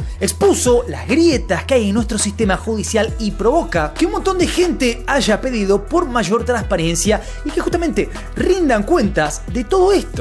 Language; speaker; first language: Spanish; native; Spanish